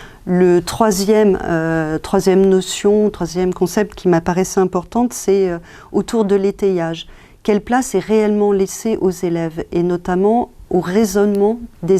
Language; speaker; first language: French; native; French